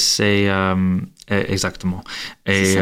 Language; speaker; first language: French; non-native, learner; English